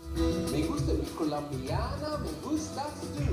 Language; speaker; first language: Spanish; non-native, learner; English